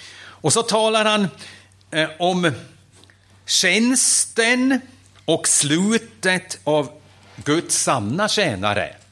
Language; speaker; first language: Swedish; non-native, fluent; German